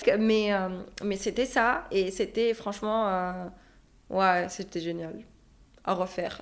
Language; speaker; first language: French; non-native, local second language; Arabic